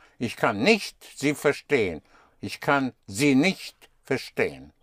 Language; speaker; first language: German; non-native, learner; English